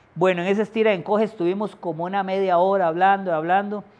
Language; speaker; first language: Spanish; native; Spanish